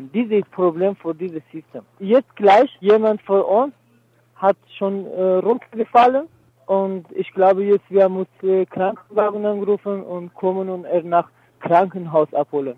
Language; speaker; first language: German; non-native, learner; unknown